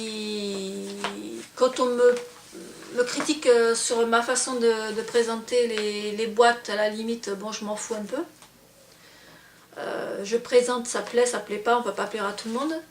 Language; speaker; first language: French; native; French